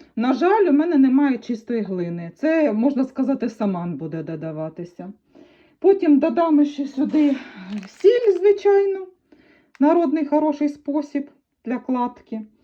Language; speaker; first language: Ukrainian; native; Ukrainian